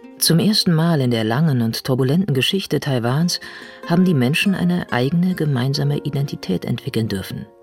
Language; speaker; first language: German; native; German